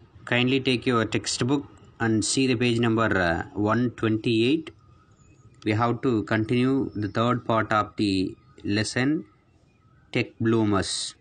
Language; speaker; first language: English; non-native, local second language; Tamil